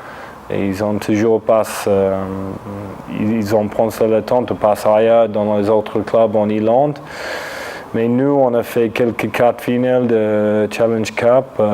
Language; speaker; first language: French; non-native, fluent; English